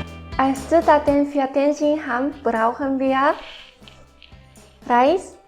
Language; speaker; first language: German; non-native, fluent; Japanese